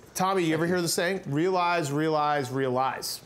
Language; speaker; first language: English; native; English